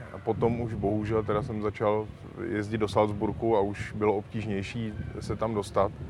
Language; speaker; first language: Czech; native; Czech